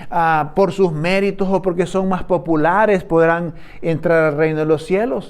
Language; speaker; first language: Spanish; native; Spanish